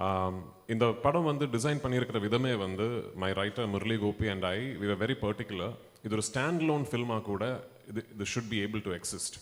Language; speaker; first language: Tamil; non-native, local second language; Malayalam